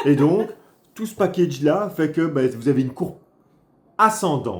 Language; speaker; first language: French; native; French